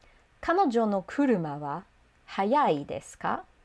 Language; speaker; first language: Japanese; non-native, fluent; English